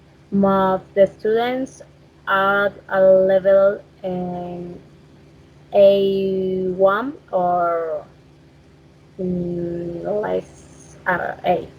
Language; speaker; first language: English; non-native, learner; Spanish